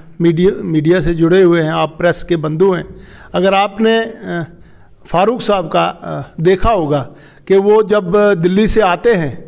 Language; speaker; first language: Hindi; non-native, local second language; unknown